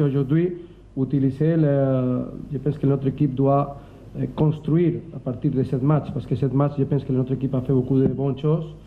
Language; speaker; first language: French; non-native, learner; Spanish